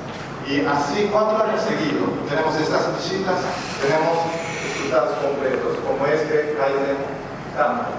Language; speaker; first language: Spanish; non-native, fluent; Japanese